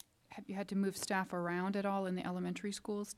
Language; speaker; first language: English; native; English